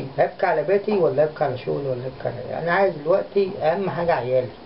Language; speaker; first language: Arabic; native; Arabic